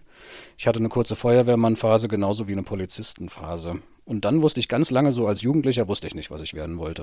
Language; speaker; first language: German; native; German